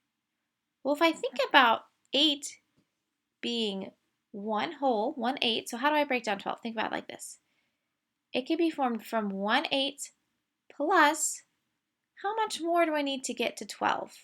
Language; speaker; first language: English; native; English